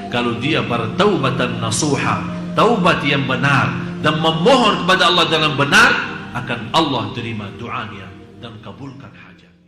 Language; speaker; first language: Indonesian; non-native, fluent; Arabic